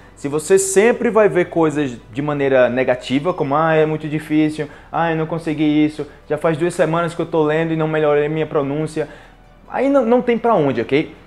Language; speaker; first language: Portuguese; native; Portuguese